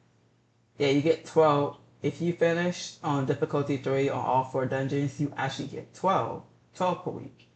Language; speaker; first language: English; native; English